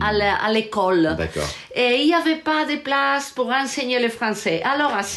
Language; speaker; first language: French; non-native, learner; Galician